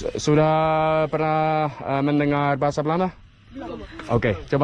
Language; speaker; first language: Indonesian; non-native, learner; Dutch